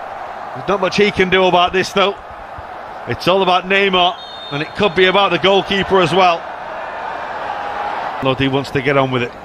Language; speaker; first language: English; native; English